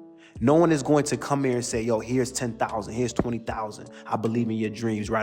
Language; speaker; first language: English; native; English